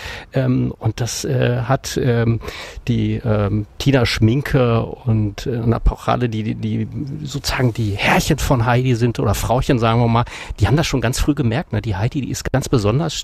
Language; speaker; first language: German; native; German